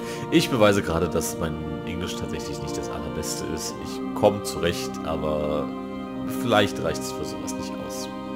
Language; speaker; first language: German; native; German